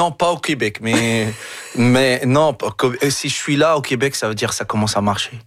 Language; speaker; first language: French; non-native, local second language; Arabic